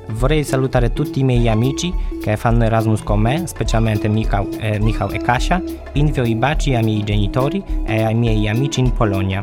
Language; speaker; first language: Italian; non-native, fluent; Polish